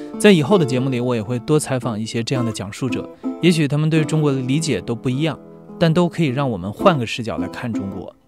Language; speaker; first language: Chinese; native; Chinese